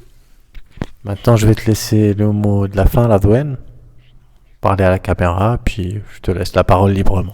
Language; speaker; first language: French; native; French